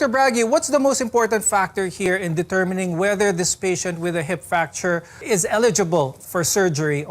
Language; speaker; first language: English; non-native, local second language; Filipino